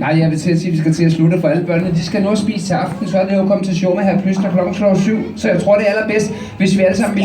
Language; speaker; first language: Danish; native; Danish